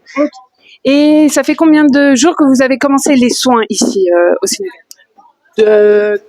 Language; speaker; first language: French; native; French